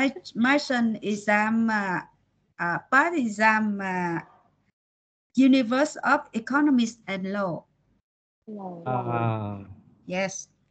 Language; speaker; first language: English; non-native, learner; Vietnamese